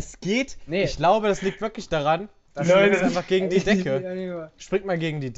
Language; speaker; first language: German; native; German